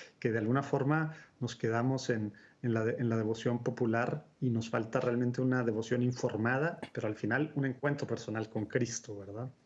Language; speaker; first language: Spanish; native; Spanish